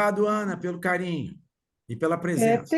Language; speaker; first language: Portuguese; native; Portuguese